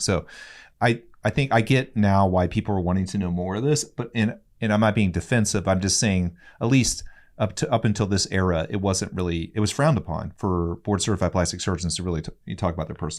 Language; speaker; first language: English; native; English